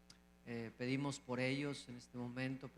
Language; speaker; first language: Spanish; native; Spanish